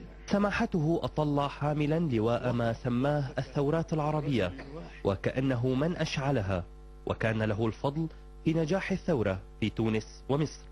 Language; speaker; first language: Arabic; native; Arabic